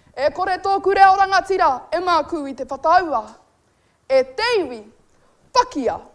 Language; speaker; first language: Māori; native; Māori